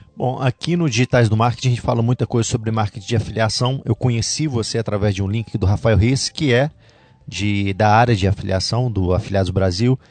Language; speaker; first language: Portuguese; native; Portuguese